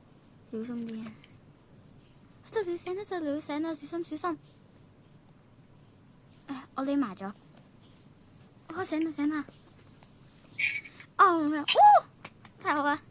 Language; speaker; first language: Chinese; native; Chinese